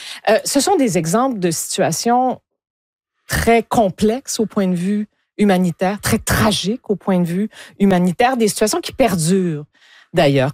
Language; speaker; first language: French; native; French